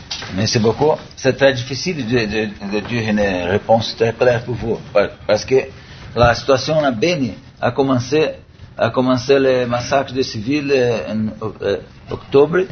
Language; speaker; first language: French; non-native, learner; Portuguese